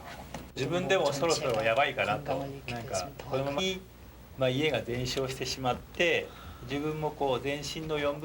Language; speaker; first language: Japanese; native; Japanese